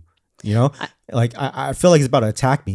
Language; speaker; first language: English; native; English